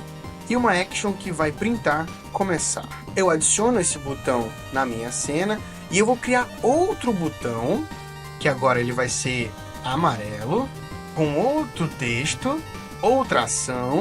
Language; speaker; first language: Portuguese; native; Portuguese